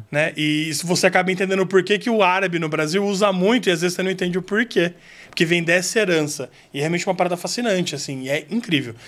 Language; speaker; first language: Portuguese; native; Portuguese